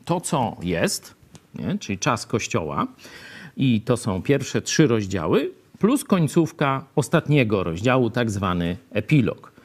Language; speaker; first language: Polish; native; Polish